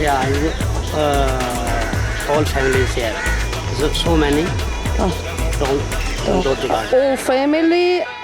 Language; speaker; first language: English; non-native, local second language; Hindi